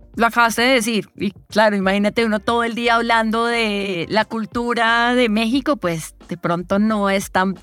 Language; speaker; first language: Spanish; native; Spanish